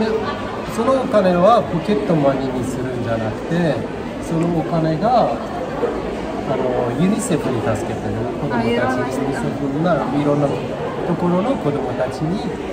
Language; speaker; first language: Japanese; non-native, fluent; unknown